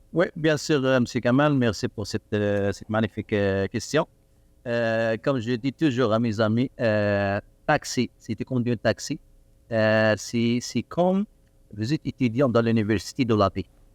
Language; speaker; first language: French; non-native, learner; Arabic